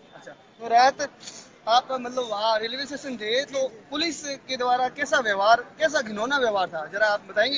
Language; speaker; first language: Hindi; native; Hindi